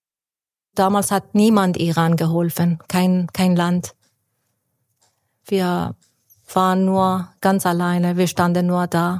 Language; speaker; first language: German; non-native, fluent; Persian